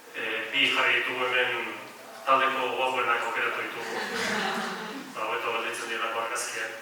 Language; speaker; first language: Basque; native; Basque